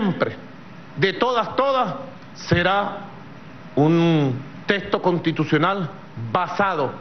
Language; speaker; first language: Spanish; native; Spanish